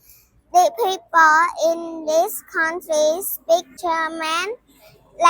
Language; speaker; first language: English; non-native, learner; Khmer